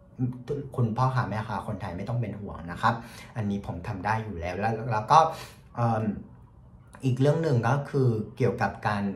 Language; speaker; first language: Thai; non-native, fluent; Vietnamese